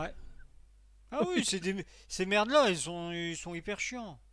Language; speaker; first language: French; native; French